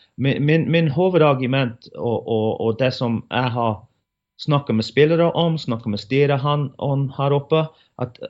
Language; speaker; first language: Norwegian; non-native, fluent; English